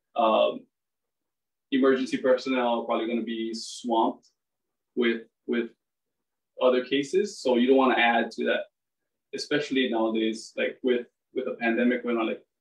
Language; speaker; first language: English; native; English